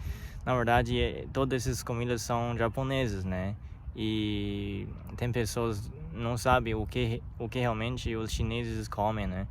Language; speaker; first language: Portuguese; non-native, learner; Chinese